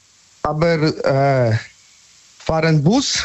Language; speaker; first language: German; non-native, learner; Polish